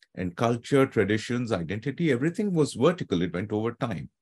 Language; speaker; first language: English; non-native, local second language; Telugu